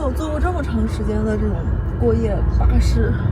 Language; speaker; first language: Chinese; native; Chinese